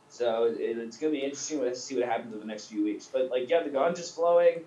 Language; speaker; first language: English; native; English